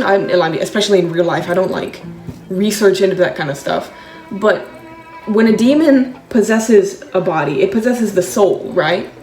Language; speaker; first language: English; native; English